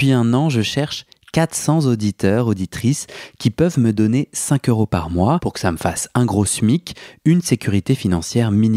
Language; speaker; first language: French; native; French